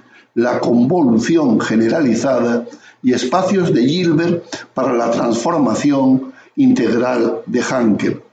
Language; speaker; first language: Spanish; native; Spanish